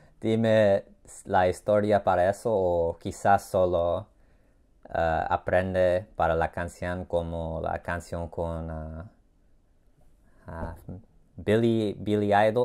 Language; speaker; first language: Spanish; non-native, learner; English